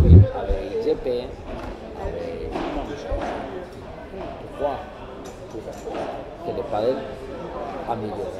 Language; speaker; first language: French; non-native, learner; Spanish